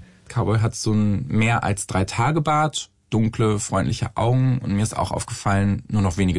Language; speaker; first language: German; native; German